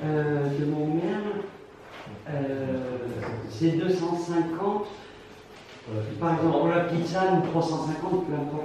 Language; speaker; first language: French; native; French